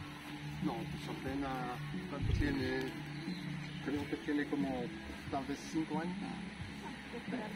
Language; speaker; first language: Spanish; non-native, fluent; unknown